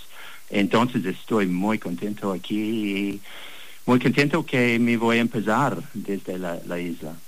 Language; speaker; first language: Spanish; non-native, learner; English